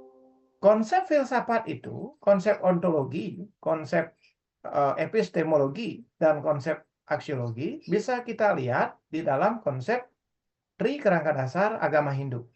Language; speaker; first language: Indonesian; non-native, local second language; Balinese